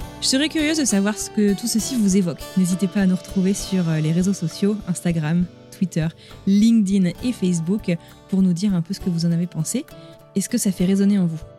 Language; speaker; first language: French; native; French